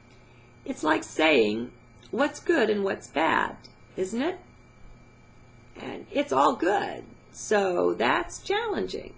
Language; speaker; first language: English; native; English